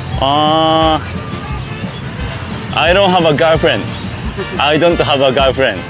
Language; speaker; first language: English; non-native, learner; Japanese